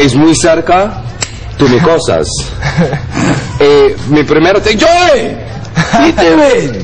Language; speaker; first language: Spanish; non-native, learner; English